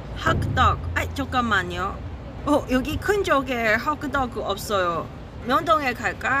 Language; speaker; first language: Korean; non-native, learner; Cantonese